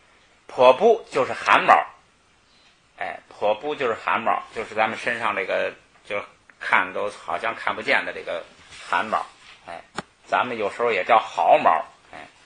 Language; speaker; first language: Chinese; native; Chinese